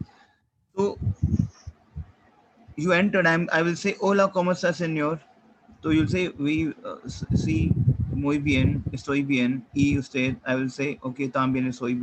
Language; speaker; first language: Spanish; non-native, fluent; Hindi